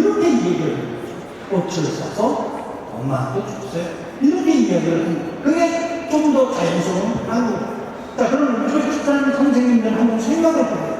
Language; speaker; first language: Korean; native; Korean